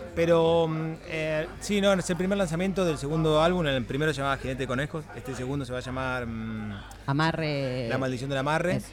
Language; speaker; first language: Spanish; native; Spanish